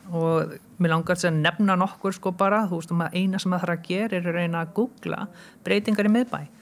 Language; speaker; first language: Icelandic; early bilingual, heritage; Icelandic